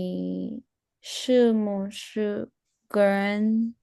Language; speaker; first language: Chinese; non-native, learner; Spanish